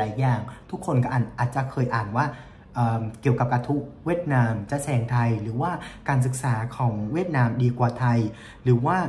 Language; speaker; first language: Thai; non-native, fluent; Vietnamese